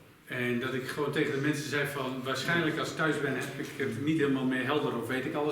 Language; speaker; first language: Dutch; native; Dutch